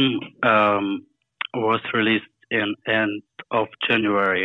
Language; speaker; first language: English; non-native, learner; Russian